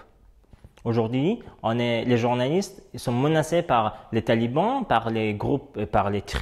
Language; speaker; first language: French; non-native, fluent; Persian